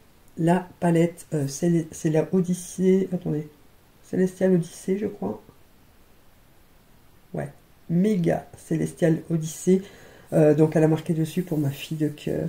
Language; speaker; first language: French; native; French